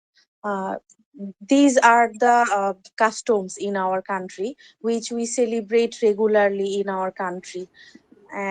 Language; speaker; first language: English; non-native, learner; Bangla